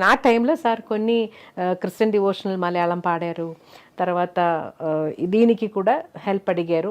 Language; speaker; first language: Telugu; non-native, fluent; Malayalam